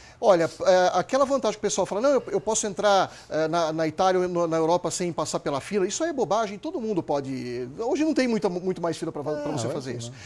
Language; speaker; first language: Portuguese; native; Portuguese